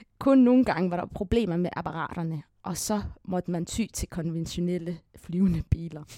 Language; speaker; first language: Danish; early bilingual, other home language; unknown